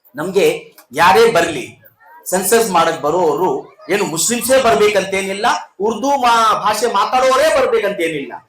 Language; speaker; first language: Kannada; non-native, local second language; Urdu